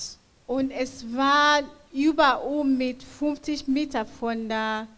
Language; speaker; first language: German; non-native, fluent; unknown